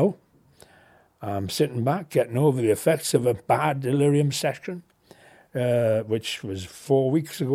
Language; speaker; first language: English; native; English